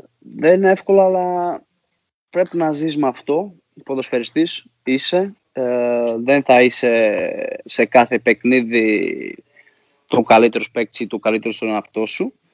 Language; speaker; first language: Greek; non-native, fluent; Portuguese